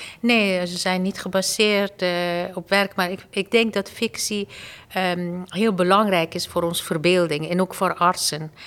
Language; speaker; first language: Dutch; non-native, fluent; Persian